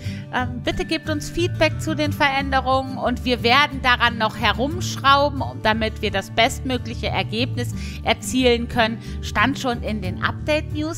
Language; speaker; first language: German; native; German